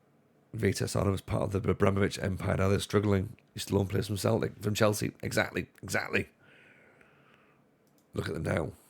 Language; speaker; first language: English; native; English